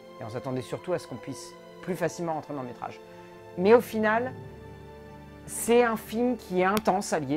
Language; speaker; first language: French; native; French